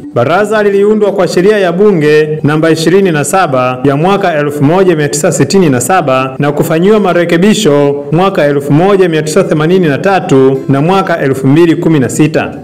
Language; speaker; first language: Swahili; native; Swahili